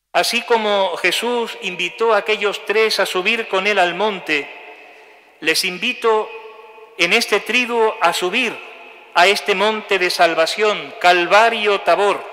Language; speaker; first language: Spanish; native; Spanish